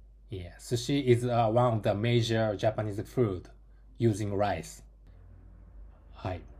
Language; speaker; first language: English; non-native, fluent; Japanese